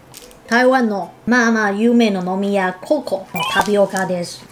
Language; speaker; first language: Japanese; non-native, learner; Chinese